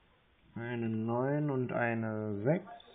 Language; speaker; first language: German; native; German